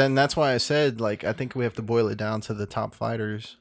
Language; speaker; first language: English; native; English